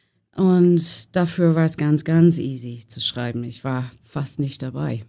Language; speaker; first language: German; non-native, learner; English